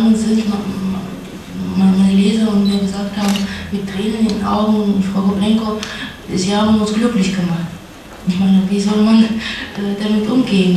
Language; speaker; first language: German; non-native, fluent; Russian